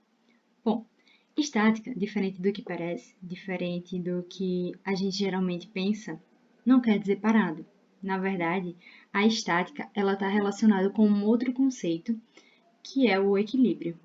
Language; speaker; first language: Portuguese; native; Portuguese